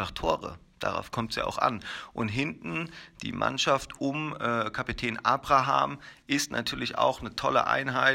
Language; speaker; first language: German; native; German